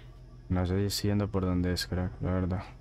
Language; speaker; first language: Spanish; native; Spanish